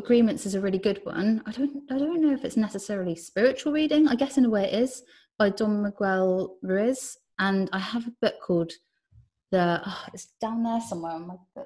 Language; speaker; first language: English; native; English